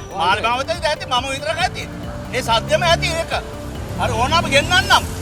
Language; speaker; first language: Sinhala; non-native, local second language; Tamil